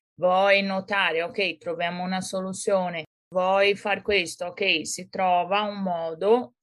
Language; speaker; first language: Italian; non-native, fluent; Portuguese